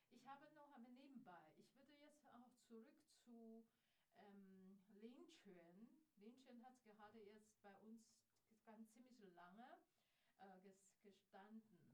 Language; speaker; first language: German; non-native, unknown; Chinese